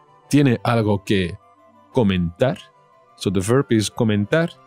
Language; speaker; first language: Spanish; native; Spanish